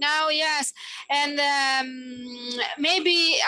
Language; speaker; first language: English; non-native, learner; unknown